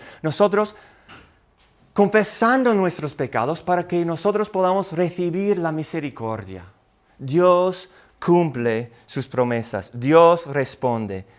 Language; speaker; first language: Spanish; non-native, fluent; English